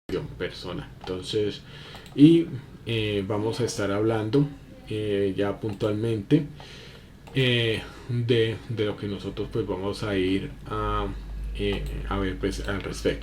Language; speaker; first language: Spanish; native; Spanish